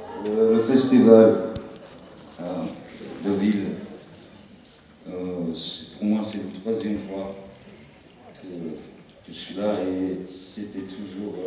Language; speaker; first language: French; non-native, learner; English